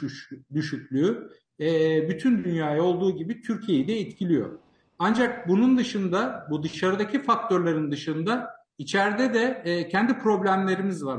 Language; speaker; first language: Turkish; native; Turkish